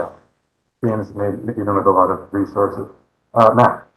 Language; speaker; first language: English; native; English